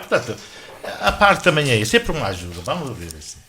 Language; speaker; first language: Portuguese; native; Portuguese